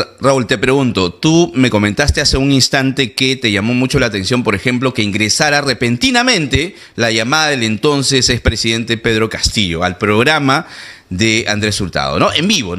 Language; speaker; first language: Spanish; native; Spanish